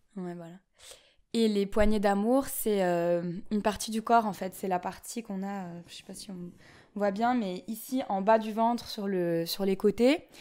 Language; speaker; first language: French; native; French